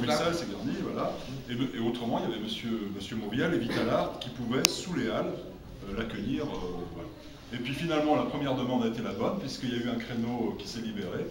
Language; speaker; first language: French; native; French